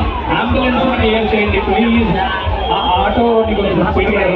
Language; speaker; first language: Telugu; native; Telugu